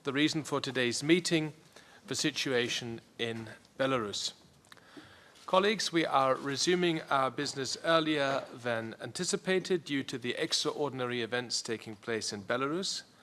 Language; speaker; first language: English; non-native, fluent; German